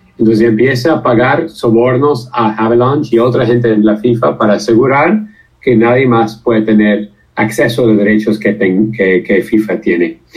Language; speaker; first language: Spanish; non-native, fluent; English